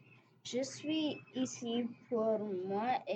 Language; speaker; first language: French; non-native, local second language; English